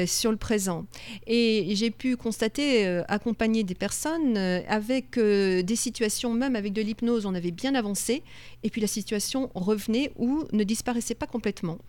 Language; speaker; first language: French; native; French